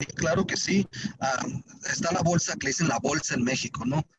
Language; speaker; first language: Spanish; early bilingual, heritage; Spanish